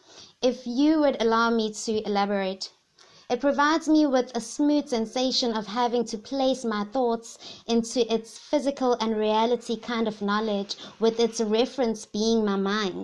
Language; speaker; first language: English; non-native, local second language; Zulu